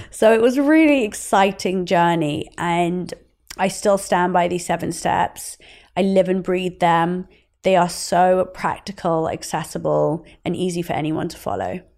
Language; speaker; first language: English; native; English